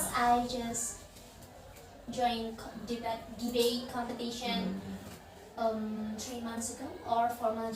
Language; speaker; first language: English; non-native, learner; Indonesian